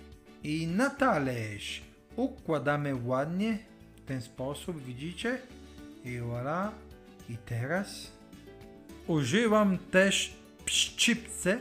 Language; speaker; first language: Polish; non-native, learner; Italian